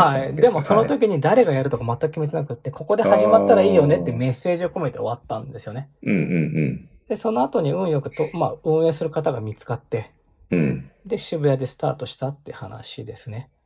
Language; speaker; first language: Japanese; native; Japanese